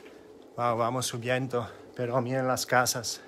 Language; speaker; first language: Spanish; non-native, fluent; Italian